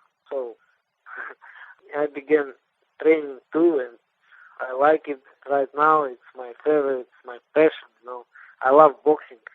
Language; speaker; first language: English; non-native, learner; Russian